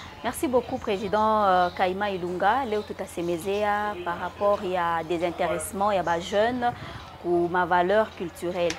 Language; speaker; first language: French; non-native, local second language; Swahili